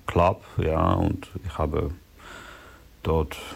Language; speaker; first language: German; non-native, learner; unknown